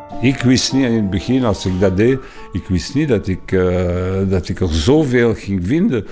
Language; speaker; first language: Dutch; non-native, local second language; French